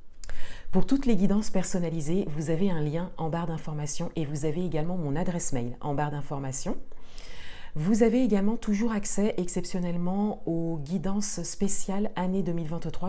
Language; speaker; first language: French; native; French